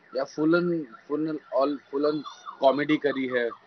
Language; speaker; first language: Hindi; native; Hindi